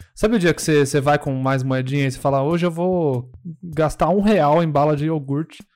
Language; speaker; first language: Portuguese; early bilingual, other home language; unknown